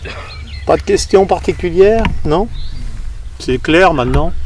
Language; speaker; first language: French; native; French